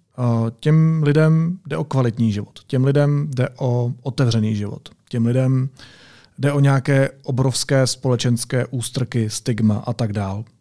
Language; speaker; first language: Czech; native; Czech